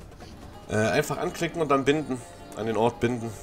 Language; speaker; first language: German; native; German